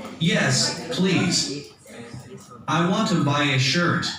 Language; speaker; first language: English; non-native, learner; Indonesian